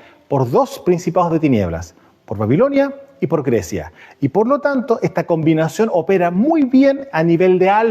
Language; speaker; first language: Spanish; native; Spanish